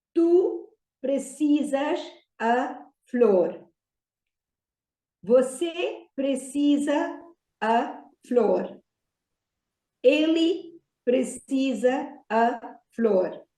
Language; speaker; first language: Portuguese; non-native, fluent; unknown